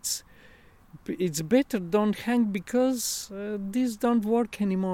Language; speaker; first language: English; non-native, learner; Italian